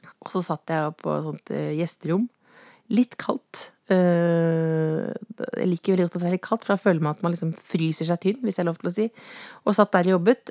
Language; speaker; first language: Norwegian; native; Norwegian